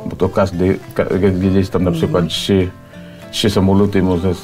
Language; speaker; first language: Polish; non-native, fluent; Cebuano